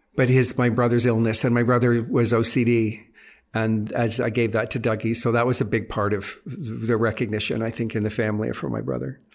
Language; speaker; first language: English; native; English